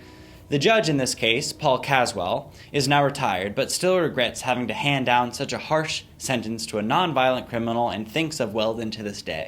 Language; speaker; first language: English; native; English